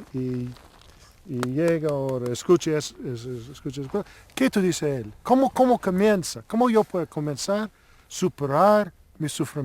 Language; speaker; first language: Spanish; non-native, learner; English